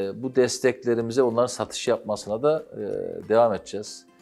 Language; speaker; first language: Turkish; native; Turkish